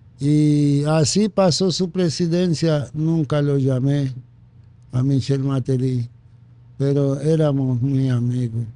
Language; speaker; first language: Spanish; non-native, fluent; Haitian Creole